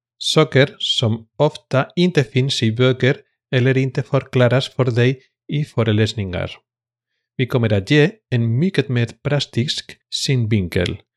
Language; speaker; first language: Swedish; non-native, fluent; Spanish